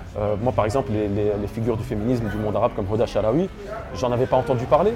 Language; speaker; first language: French; early bilingual, other home language; Arabic